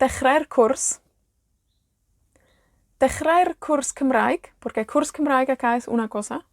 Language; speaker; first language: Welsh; non-native, fluent; Spanish